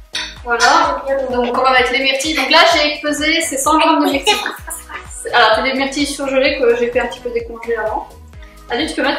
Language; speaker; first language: French; native; French